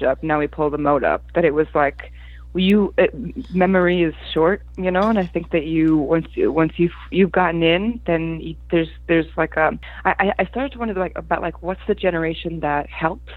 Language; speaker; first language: English; early bilingual, other home language; Polish